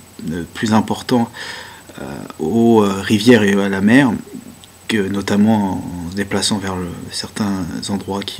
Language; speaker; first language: French; native; French